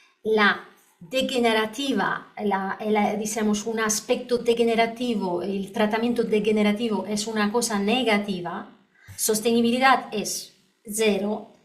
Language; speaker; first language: Spanish; non-native, learner; Polish